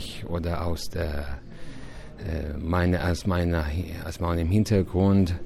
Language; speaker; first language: German; non-native, fluent; Persian